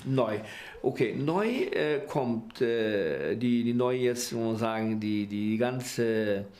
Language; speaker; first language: German; early bilingual, heritage; Portuguese